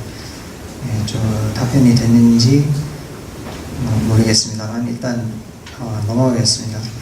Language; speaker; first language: Korean; non-native, fluent; English